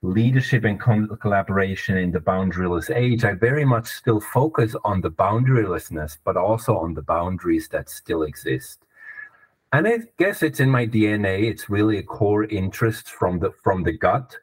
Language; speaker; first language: English; non-native, fluent; German